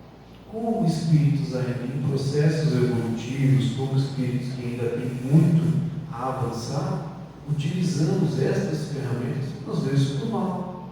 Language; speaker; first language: Portuguese; native; Portuguese